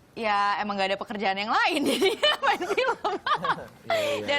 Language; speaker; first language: Indonesian; native; Indonesian